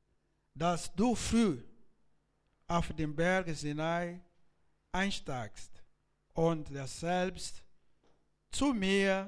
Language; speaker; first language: German; non-native, learner; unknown